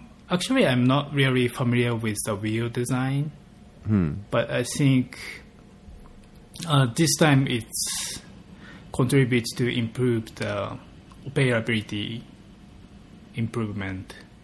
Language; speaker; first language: English; non-native, fluent; Japanese